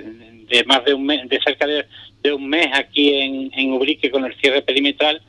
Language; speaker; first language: Spanish; native; Spanish